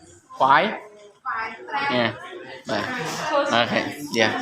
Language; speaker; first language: English; non-native, learner; Khmer